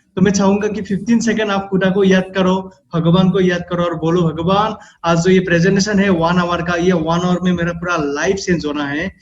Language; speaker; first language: Hindi; non-native, local second language; Assamese